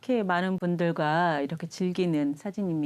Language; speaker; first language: Korean; native; Korean